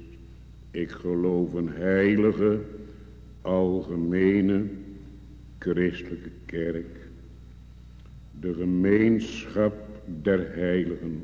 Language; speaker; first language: Dutch; native; Dutch